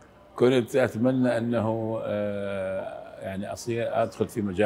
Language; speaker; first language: Arabic; native; Arabic